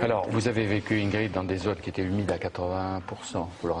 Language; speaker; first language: French; native; French